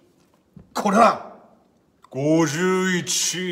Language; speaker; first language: Japanese; native; Japanese